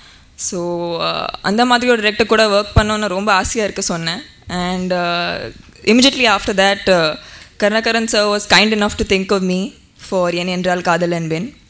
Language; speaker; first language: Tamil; non-native, fluent; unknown